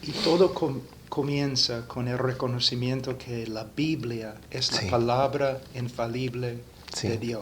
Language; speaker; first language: Spanish; non-native, fluent; English